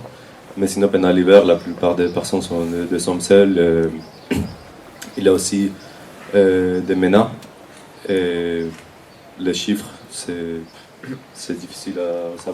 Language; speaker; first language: French; non-native, fluent; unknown